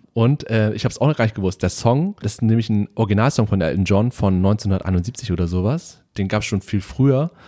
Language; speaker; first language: German; early bilingual, other home language; Vietnamese